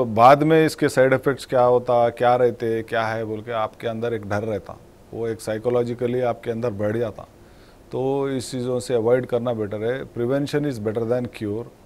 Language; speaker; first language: Hindi; non-native, local second language; Telugu